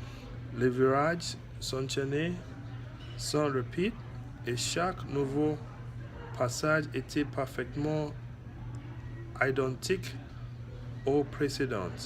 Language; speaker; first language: French; non-native, learner; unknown